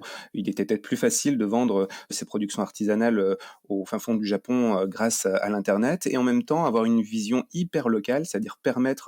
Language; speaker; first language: French; native; French